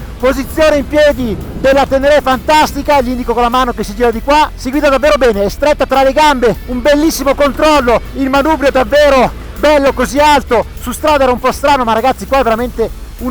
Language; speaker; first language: Italian; native; Italian